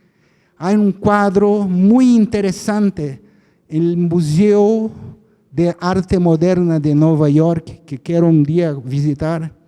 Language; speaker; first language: Spanish; non-native, fluent; Portuguese